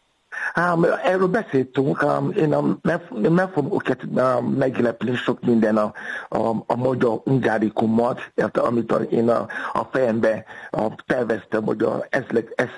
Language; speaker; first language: Hungarian; non-native, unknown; Yoruba